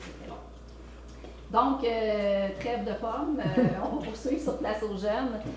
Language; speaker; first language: French; native; French